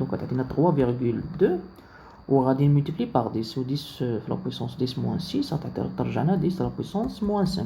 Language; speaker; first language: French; non-native, local second language; Arabic